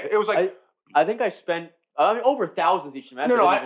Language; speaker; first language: English; native; English